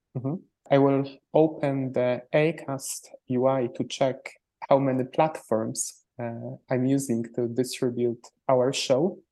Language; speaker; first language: English; non-native, fluent; Polish